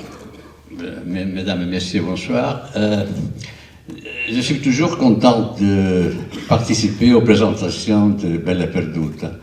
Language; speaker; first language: French; non-native, fluent; Italian